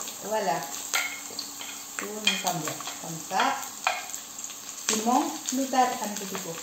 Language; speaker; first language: French; non-native, learner; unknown